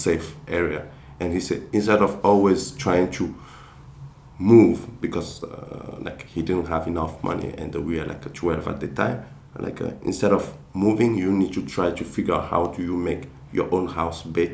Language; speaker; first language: English; non-native, fluent; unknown